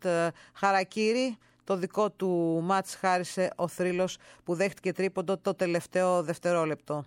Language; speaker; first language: Greek; native; Greek